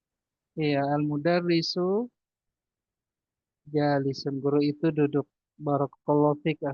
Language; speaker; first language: Indonesian; native; Indonesian